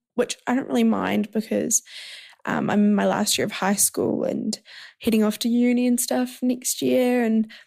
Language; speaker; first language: English; native; English